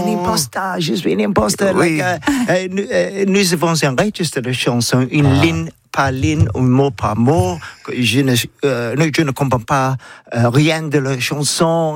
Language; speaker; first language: French; non-native, learner; English